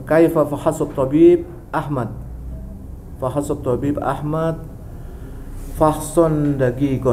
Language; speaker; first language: Arabic; non-native, learner; Indonesian